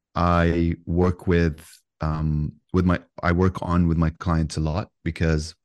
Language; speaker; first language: English; non-native, fluent; Arabic